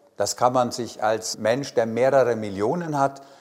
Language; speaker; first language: German; native; German